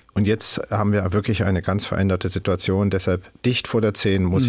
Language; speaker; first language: German; native; German